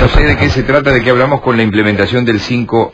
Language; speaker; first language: Spanish; native; Spanish